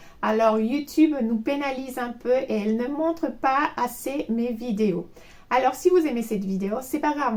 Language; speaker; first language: French; non-native, fluent; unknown